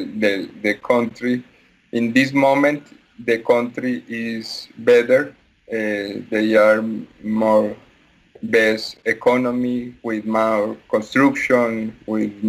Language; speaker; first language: English; non-native, learner; Spanish